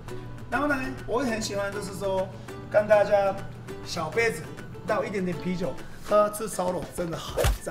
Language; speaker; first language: Chinese; non-native, fluent; Japanese